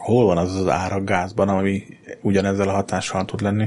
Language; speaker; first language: Hungarian; native; Hungarian